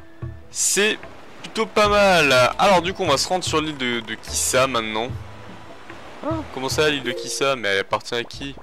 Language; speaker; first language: French; native; French